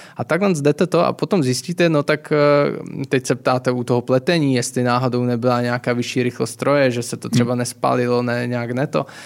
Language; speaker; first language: Czech; native; Czech